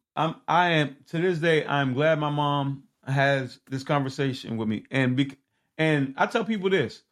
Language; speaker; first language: English; early bilingual, other home language; Haitian Creole